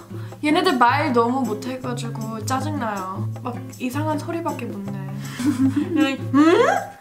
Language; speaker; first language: Korean; early bilingual, heritage; English